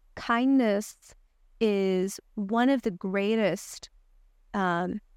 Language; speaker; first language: English; native; English